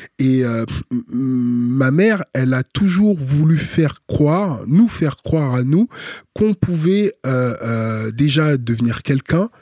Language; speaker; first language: French; early bilingual, other home language; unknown